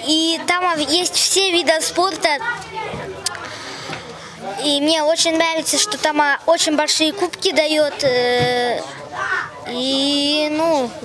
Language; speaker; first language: Russian; non-native, local second language; Kyrgyz